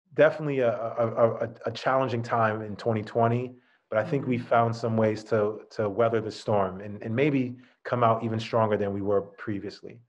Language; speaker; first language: English; native; English